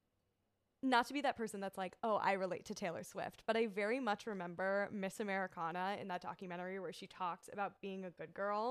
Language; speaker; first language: English; native; English